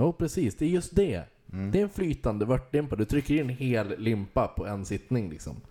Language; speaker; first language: Swedish; native; Swedish